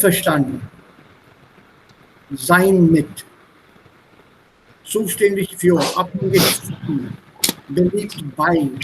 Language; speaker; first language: German; non-native, fluent; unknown